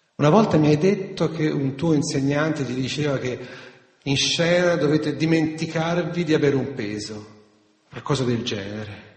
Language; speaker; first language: Italian; native; Italian